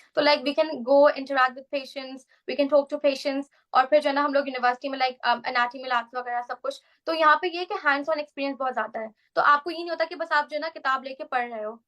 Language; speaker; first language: Urdu; native; Urdu